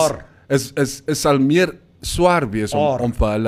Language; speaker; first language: English; non-native, local second language; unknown